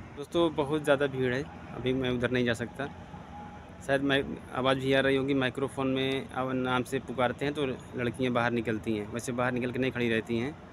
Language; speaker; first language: Hindi; native; Hindi